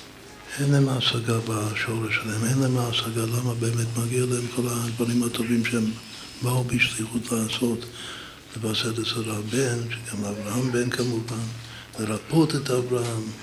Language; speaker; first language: Hebrew; non-native, fluent; English